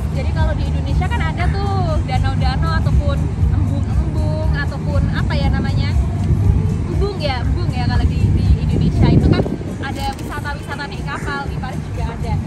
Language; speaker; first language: Indonesian; native; Indonesian